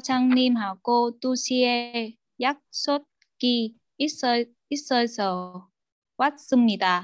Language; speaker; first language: Korean; non-native, learner; Vietnamese